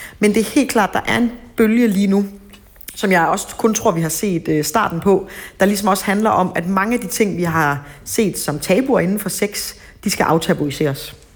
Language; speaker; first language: Danish; native; Danish